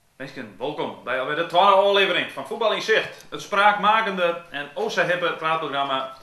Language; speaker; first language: Dutch; non-native, local second language; Western Frisian